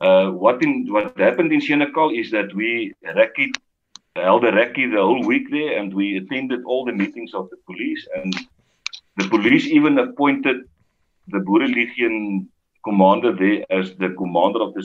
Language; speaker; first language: English; non-native, local second language; Afrikaans